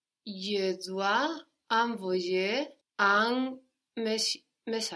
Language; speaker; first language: French; non-native, learner; English